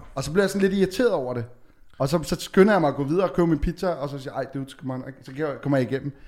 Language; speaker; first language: Danish; native; Danish